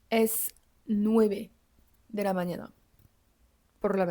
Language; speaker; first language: Spanish; non-native, learner; French